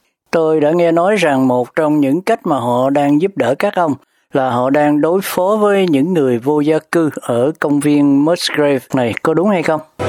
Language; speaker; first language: Vietnamese; native; Vietnamese